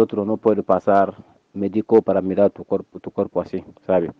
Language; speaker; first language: Spanish; non-native, learner; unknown